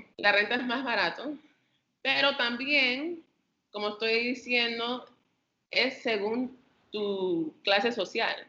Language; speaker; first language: Spanish; early bilingual, heritage; Spanish